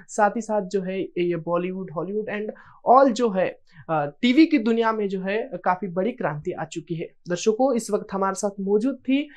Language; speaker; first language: Hindi; native; Hindi